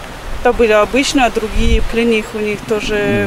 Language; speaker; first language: Russian; non-native, learner; French